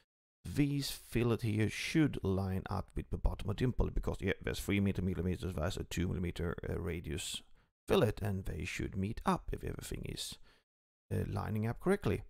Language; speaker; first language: English; non-native, fluent; Swedish